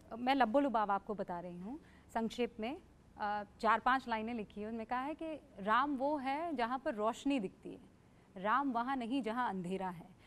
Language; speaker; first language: Hindi; native; Hindi